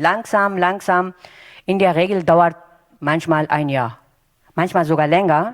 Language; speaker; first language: German; non-native, fluent; Turkish